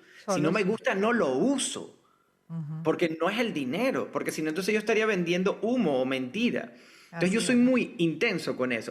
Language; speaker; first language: Spanish; native; Spanish